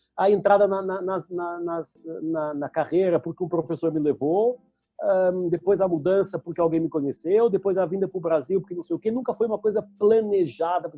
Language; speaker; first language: Portuguese; native; Portuguese